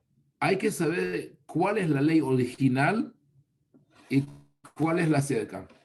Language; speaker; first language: Spanish; non-native, fluent; Hebrew